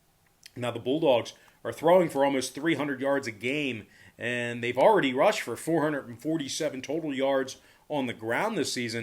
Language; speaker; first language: English; native; English